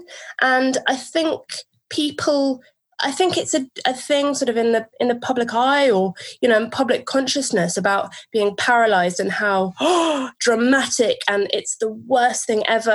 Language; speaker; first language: English; native; English